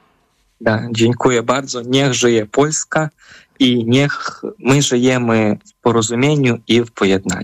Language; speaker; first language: Polish; non-native, fluent; Ukrainian